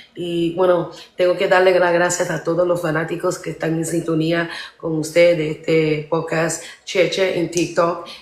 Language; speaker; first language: Spanish; early bilingual, other home language; English